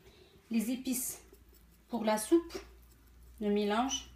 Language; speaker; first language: French; non-native, local second language; Arabic